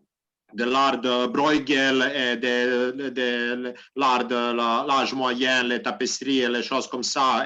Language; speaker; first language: French; non-native, learner; Serbian